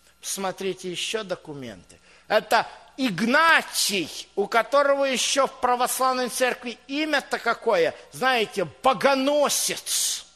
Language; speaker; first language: Russian; native; Russian